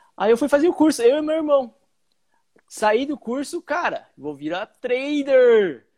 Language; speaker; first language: Portuguese; early bilingual, other home language; English